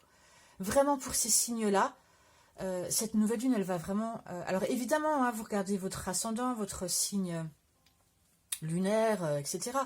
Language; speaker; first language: French; native; French